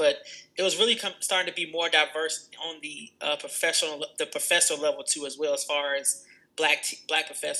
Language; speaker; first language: English; native; English